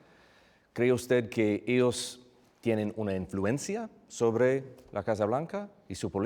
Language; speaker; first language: Spanish; non-native, fluent; English